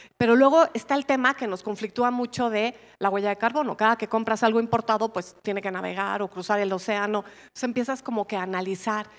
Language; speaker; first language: Spanish; native; Spanish